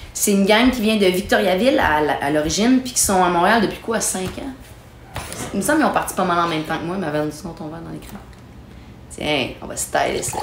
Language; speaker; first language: French; native; French